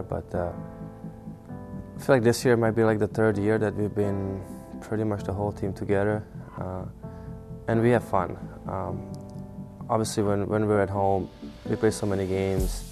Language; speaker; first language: English; non-native, fluent; Czech